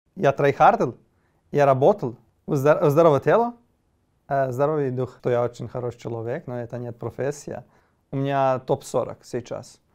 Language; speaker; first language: Russian; non-native, learner; Serbian